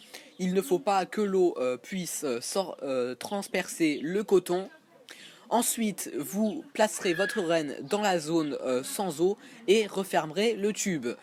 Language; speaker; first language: French; native; French